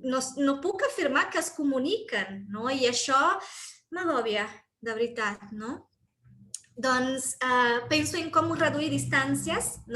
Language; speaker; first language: Catalan; non-native, fluent; Portuguese